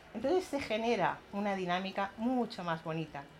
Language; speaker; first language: Spanish; native; Spanish